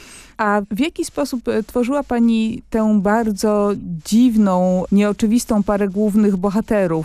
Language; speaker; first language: Polish; native; Polish